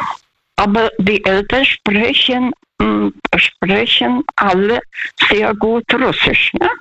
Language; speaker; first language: German; non-native, fluent; Russian